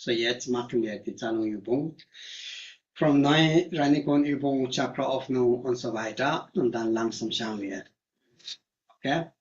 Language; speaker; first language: German; non-native, learner; Tibetan